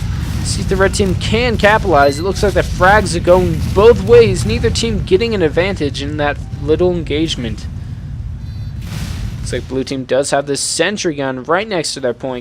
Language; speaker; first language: English; native; English